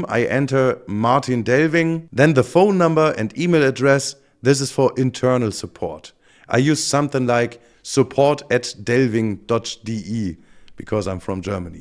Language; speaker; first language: English; non-native, fluent; German